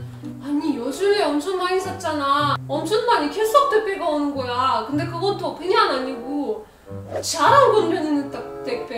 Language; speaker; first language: Korean; non-native, fluent; Russian